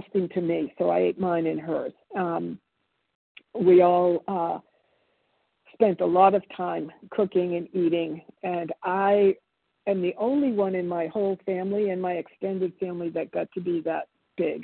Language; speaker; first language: English; early bilingual, other home language; Italian